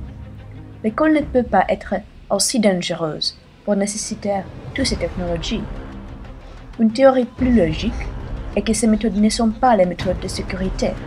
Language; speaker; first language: French; non-native, learner; English